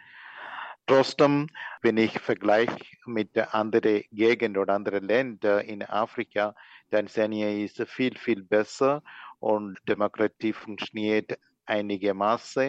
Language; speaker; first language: German; non-native, learner; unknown